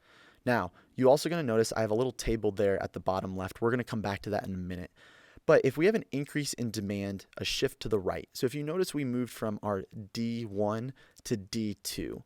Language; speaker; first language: English; native; English